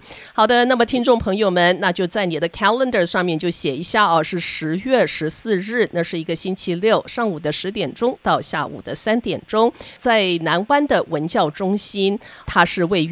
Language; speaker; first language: Chinese; native; Chinese